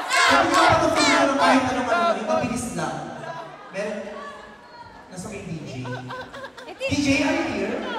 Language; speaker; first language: Filipino; native; Filipino